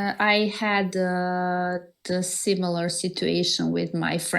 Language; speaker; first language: English; non-native, learner; Serbian